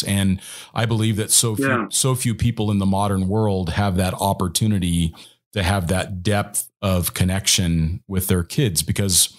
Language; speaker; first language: English; native; English